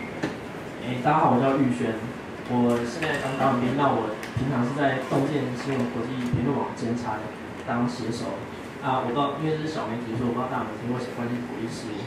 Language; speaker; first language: Chinese; native; Chinese